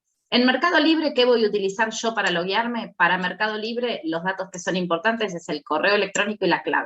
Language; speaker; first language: Spanish; native; Spanish